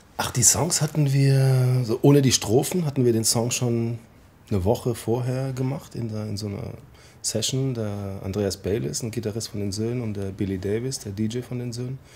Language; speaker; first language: German; early bilingual, other home language; English